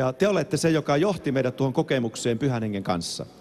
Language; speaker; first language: Finnish; native; Finnish